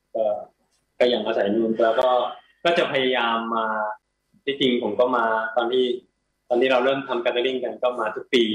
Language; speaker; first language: Thai; native; Thai